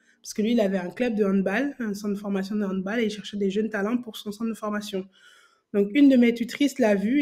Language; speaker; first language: French; native; French